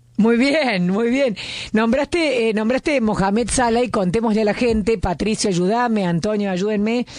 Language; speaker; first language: Spanish; native; Spanish